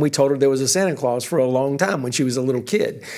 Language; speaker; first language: English; native; English